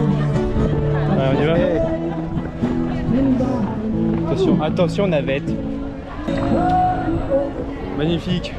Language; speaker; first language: French; native; French